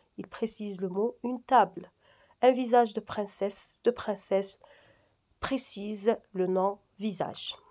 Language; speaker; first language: French; non-native, local second language; Arabic